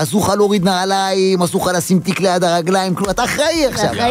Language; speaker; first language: Hebrew; native; Hebrew